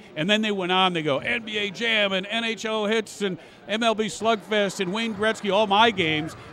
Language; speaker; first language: English; native; English